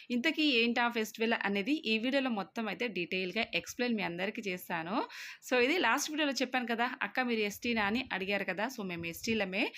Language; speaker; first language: Telugu; non-native, local second language; Lambadi